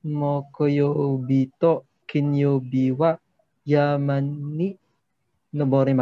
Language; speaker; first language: Japanese; non-native, learner; Filipino